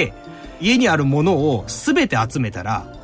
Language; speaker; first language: Japanese; native; Japanese